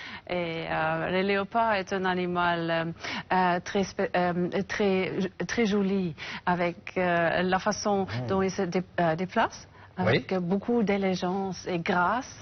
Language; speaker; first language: French; non-native, fluent; English